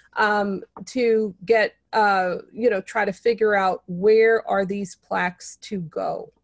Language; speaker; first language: English; native; English